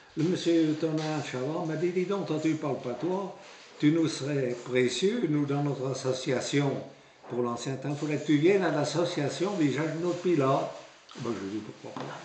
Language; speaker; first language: French; native; French